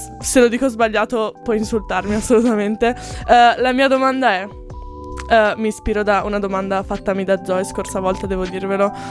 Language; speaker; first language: Italian; native; Italian